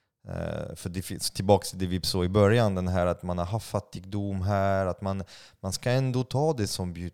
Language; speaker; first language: Swedish; non-native, fluent; French